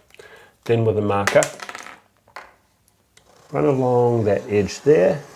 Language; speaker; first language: English; native; English